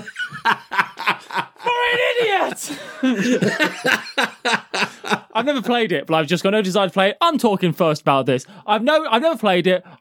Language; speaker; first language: English; native; English